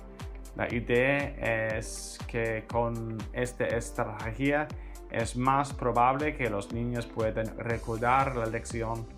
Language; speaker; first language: Spanish; non-native, fluent; English